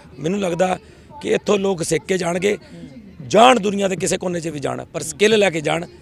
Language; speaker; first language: Punjabi; native; Punjabi